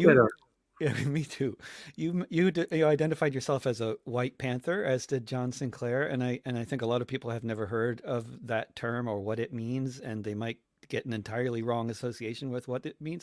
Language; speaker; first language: English; native; English